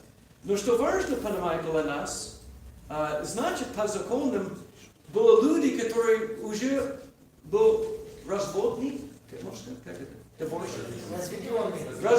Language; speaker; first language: Russian; non-native, learner; English